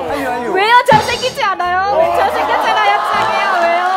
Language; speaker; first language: Korean; non-native, fluent; Indonesian